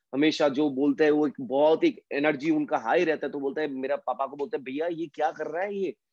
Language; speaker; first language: Hindi; non-native, local second language; Bangla